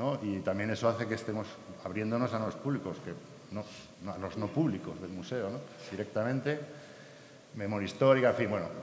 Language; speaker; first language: Spanish; native; Spanish